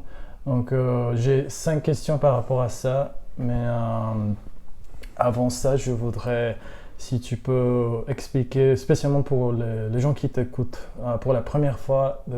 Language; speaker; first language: French; non-native, learner; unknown